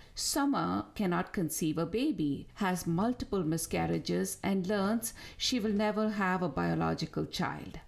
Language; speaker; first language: English; non-native, local second language; Tamil